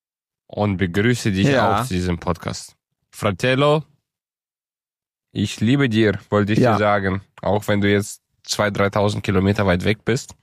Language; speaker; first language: German; early bilingual, other home language; Romanian